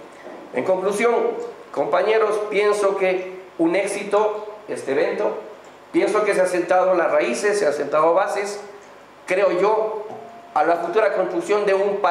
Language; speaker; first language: Spanish; native; Spanish